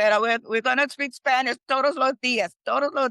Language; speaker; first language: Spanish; non-native, learner; English